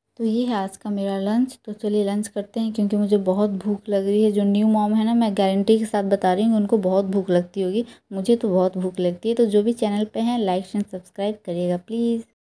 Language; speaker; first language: Hindi; native; Hindi